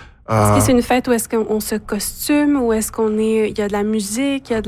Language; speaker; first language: French; native; French